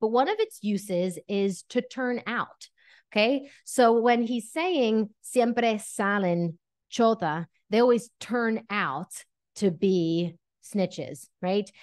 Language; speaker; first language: English; native; English